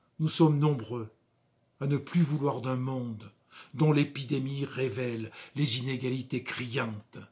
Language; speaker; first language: French; native; French